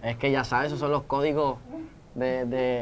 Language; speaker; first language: Spanish; native; Spanish